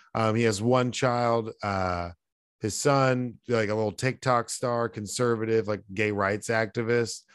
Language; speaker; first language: English; native; English